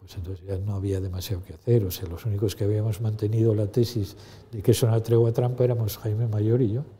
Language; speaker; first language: Spanish; native; Spanish